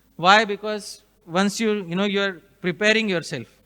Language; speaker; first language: English; non-native, local second language; Hindi